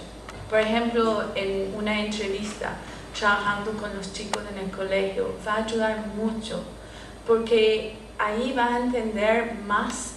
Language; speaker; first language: Spanish; non-native, fluent; English